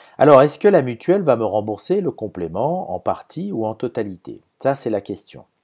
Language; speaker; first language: French; native; French